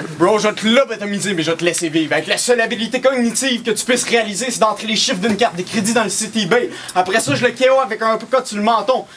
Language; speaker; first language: French; native; French